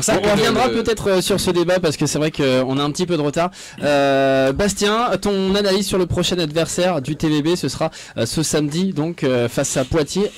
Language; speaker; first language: French; native; French